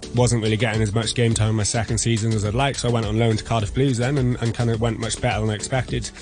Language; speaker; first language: English; native; English